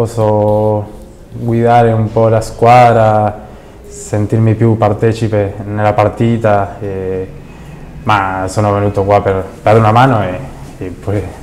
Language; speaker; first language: Italian; non-native, fluent; Spanish